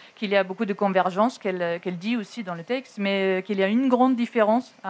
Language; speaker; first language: French; non-native, fluent; German